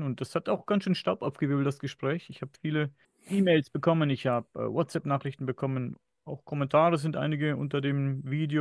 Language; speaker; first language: German; native; German